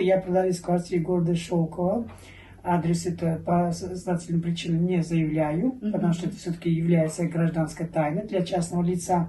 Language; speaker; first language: Russian; native; Russian